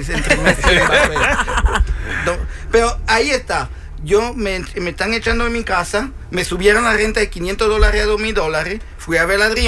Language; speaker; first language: Spanish; early bilingual, heritage; Spanish